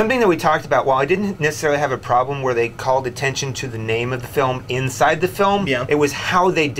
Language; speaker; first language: English; native; English